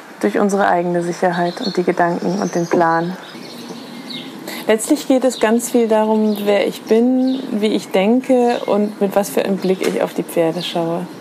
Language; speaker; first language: German; native; German